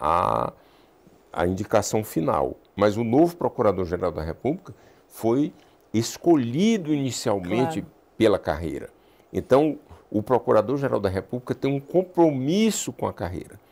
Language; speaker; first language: Portuguese; native; Portuguese